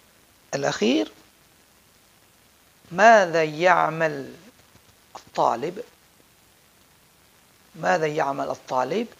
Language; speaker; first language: Arabic; non-native, fluent; Indonesian